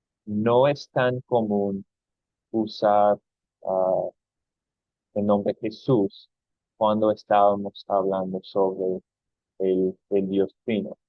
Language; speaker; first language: Spanish; non-native, fluent; English